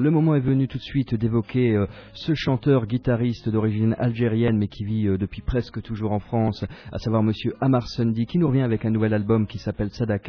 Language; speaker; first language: French; native; French